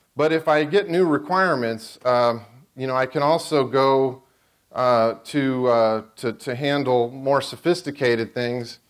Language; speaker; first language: English; native; English